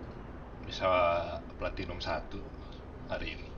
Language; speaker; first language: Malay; non-native, local second language; Sundanese